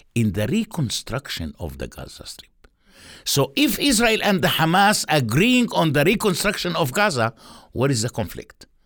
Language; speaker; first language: English; non-native, fluent; Arabic